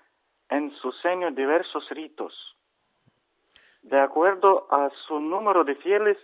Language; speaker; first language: Spanish; non-native, learner; Ukrainian